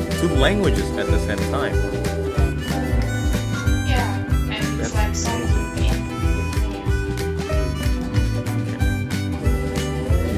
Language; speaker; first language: English; non-native, fluent; Indonesian